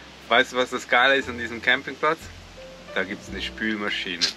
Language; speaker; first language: German; native; German